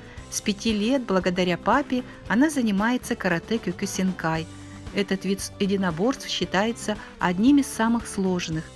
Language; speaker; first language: Russian; native; Russian